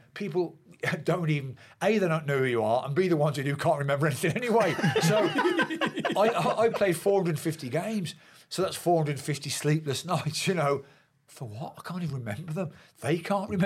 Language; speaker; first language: English; native; English